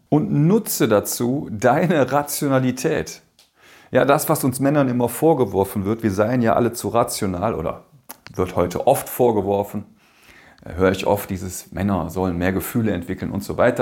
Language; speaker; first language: German; native; German